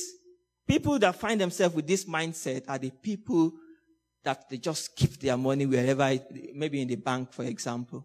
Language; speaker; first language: English; non-native, local second language; Yoruba